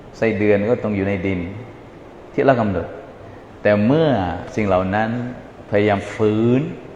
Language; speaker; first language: Thai; non-native, local second language; Malay